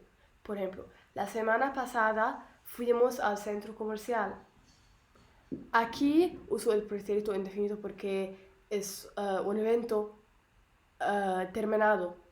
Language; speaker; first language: Spanish; non-native, learner; Arabic